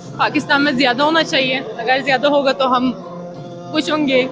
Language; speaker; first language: Hindi; non-native, fluent; Turkish